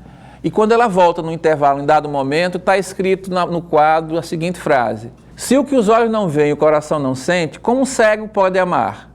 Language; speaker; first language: Portuguese; native; Portuguese